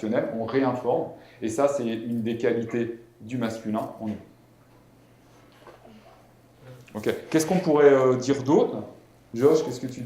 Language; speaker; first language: French; native; French